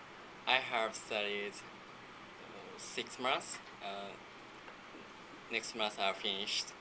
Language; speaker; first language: English; non-native, learner; Japanese